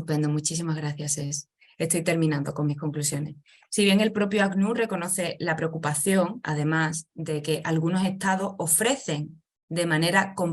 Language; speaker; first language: Spanish; native; Spanish